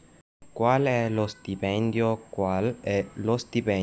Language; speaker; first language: Italian; non-native, learner; Urdu